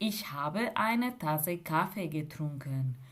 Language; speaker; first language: German; non-native, fluent; Spanish